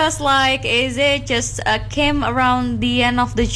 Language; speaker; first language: English; non-native, learner; Indonesian